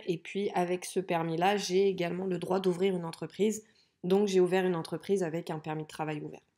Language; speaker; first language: French; native; French